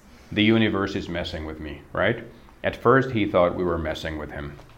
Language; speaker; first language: English; non-native, fluent; Czech